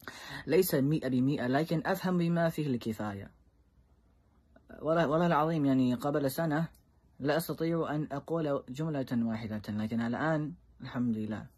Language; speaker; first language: Arabic; non-native, fluent; English